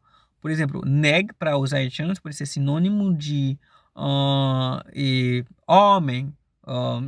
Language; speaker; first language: Portuguese; non-native, fluent; Haitian Creole